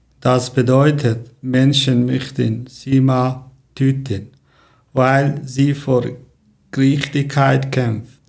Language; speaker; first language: German; non-native, learner; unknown